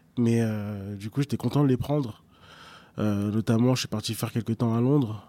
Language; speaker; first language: French; early bilingual, other home language; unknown